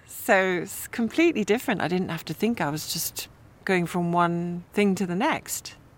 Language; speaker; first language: English; early bilingual, other home language; German